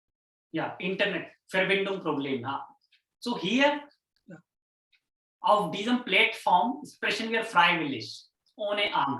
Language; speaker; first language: German; non-native, fluent; Hindi